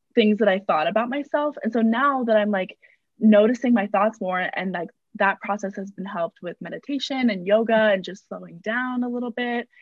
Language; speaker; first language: English; native; English